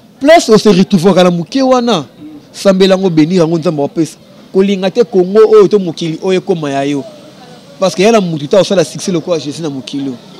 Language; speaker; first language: Lingala; native; Lingala